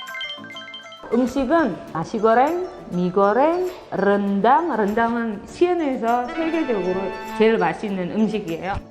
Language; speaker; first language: Korean; non-native, fluent; Indonesian